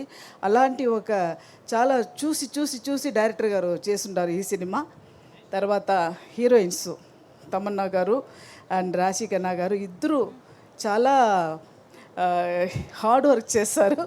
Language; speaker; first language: Telugu; non-native, fluent; Tamil